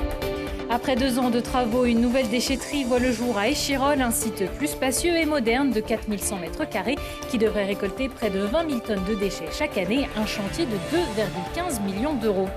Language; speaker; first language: French; native; French